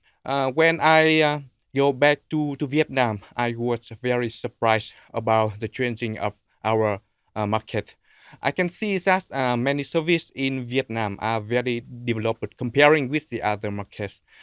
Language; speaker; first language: English; non-native, learner; Vietnamese